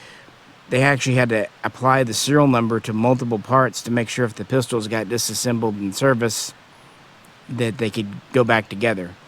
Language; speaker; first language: English; native; English